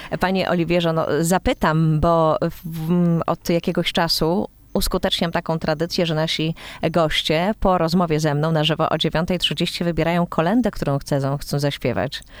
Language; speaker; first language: Polish; native; Polish